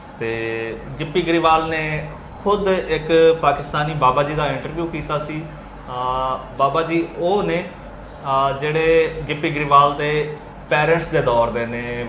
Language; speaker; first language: Punjabi; native; Punjabi